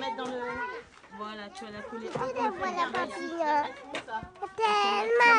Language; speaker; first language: French; native; French